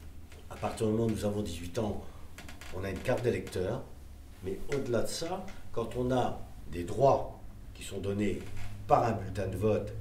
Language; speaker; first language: French; native; French